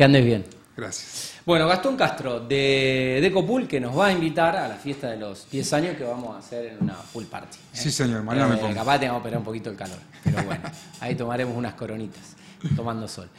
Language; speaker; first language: Spanish; native; Spanish